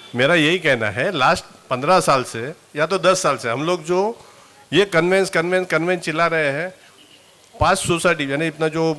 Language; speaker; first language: Hindi; non-native, local second language; Marathi